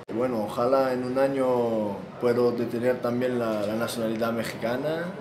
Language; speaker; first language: Spanish; non-native, fluent; French